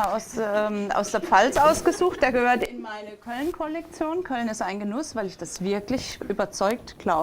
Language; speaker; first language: German; native; German